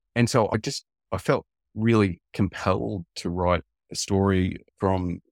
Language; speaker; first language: English; native; English